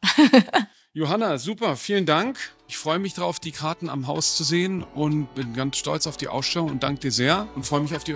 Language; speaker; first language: German; native; German